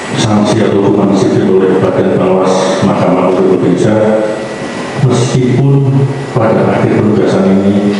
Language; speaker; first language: Indonesian; non-native, local second language; Javanese